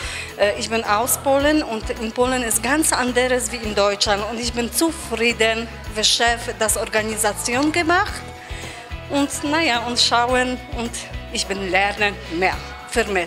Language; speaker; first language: German; non-native, learner; Polish